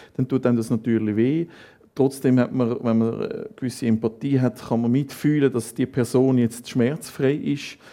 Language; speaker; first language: German; native; German